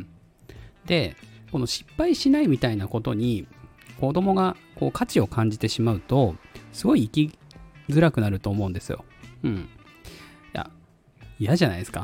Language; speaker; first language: Japanese; native; Japanese